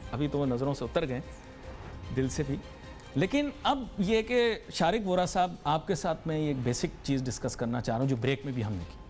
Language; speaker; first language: Urdu; non-native, local second language; Punjabi